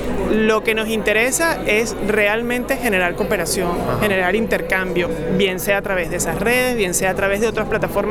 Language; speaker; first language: Spanish; native; Spanish